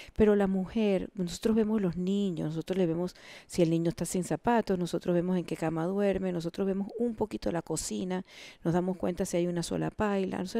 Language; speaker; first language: Spanish; native; Spanish